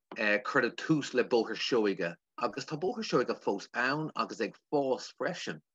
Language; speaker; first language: Irish; non-native, local second language; English